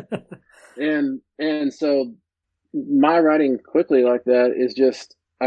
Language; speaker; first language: English; native; English